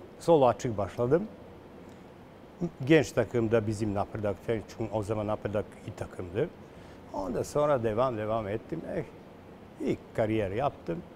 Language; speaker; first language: Turkish; non-native, learner; Serbian